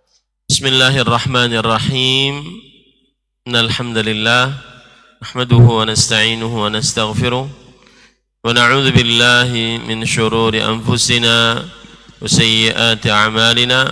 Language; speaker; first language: Arabic; non-native, fluent; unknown